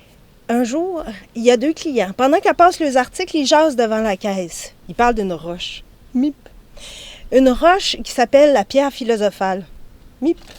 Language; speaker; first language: French; native; French